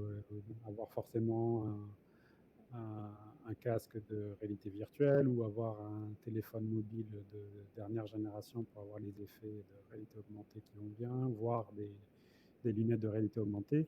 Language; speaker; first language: French; native; French